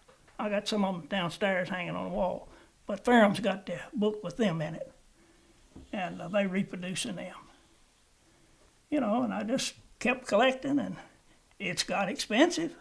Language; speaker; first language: English; native; English